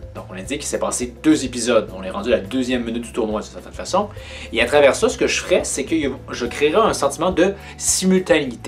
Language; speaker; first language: French; native; French